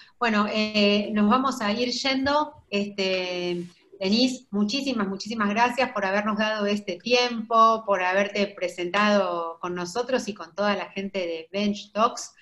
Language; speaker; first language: Spanish; native; Spanish